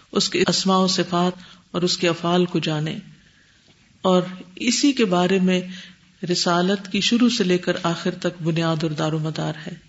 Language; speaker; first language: Urdu; native; Urdu